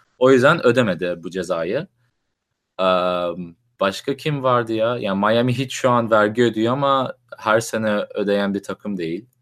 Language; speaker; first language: Turkish; native; Turkish